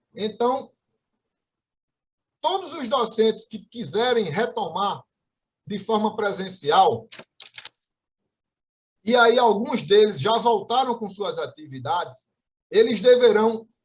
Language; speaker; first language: Portuguese; native; Portuguese